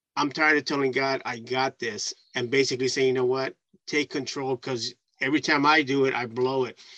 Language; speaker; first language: English; early bilingual, other home language; Spanish